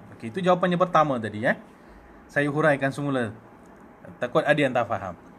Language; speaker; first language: Malay; native; Malay